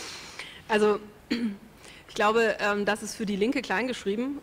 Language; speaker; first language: German; native; German